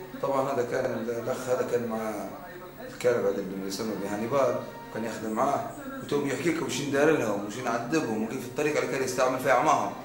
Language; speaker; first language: Arabic; native; Arabic